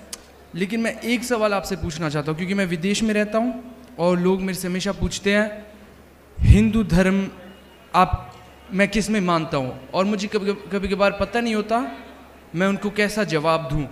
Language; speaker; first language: Hindi; early bilingual, heritage; Hindi